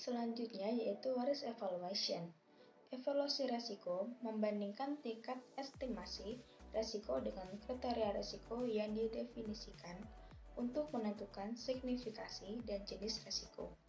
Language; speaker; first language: Indonesian; native; Indonesian